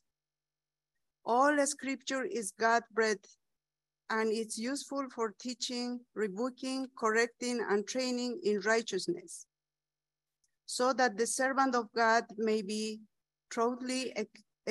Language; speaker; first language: English; non-native, fluent; Spanish